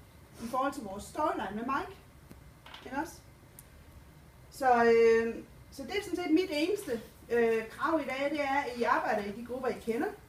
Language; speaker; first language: Danish; native; Danish